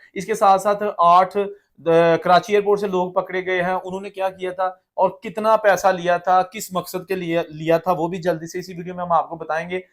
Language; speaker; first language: Urdu; native; Urdu